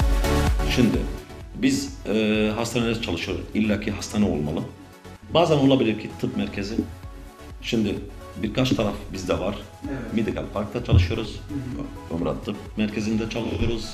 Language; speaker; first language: Turkish; non-native, learner; Arabic